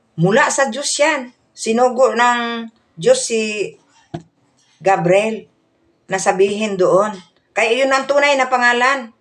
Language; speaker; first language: Filipino; non-native, local second language; Cebuano